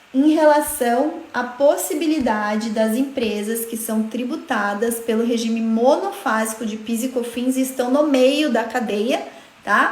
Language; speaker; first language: Portuguese; native; Portuguese